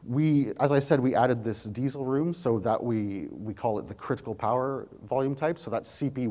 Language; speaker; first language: English; native; English